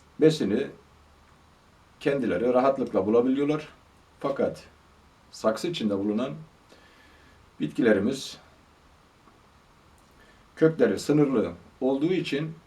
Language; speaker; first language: Turkish; native; Turkish